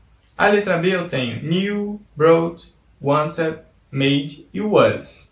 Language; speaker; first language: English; non-native, fluent; Portuguese